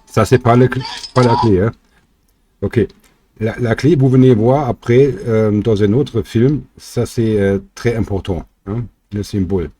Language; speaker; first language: French; non-native, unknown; German